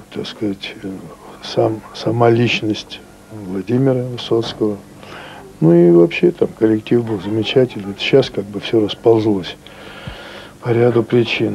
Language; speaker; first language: Russian; native; Russian